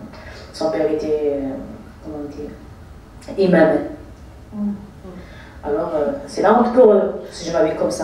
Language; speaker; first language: French; non-native, fluent; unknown